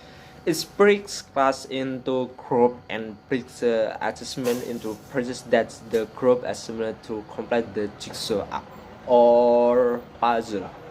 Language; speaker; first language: English; non-native, learner; Indonesian